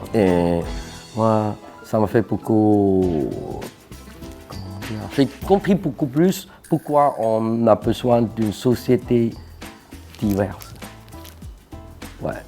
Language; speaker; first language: French; non-native, fluent; Cantonese